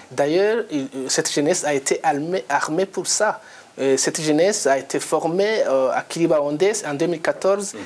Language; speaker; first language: French; non-native, local second language; Rundi